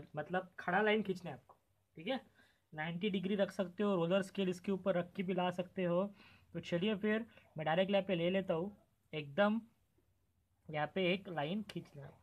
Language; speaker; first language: Hindi; non-native, local second language; Marathi